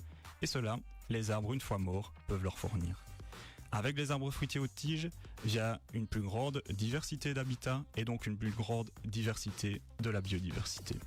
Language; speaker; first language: French; native; French